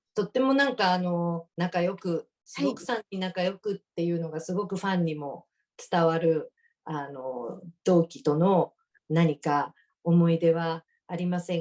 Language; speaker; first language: Japanese; native; Japanese